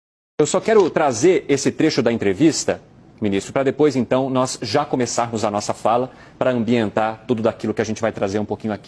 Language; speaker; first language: Portuguese; native; Portuguese